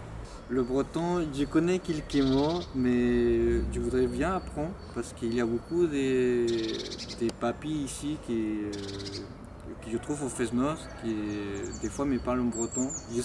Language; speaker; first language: French; non-native, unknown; Spanish